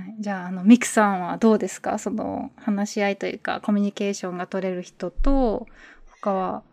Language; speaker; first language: Japanese; native; Japanese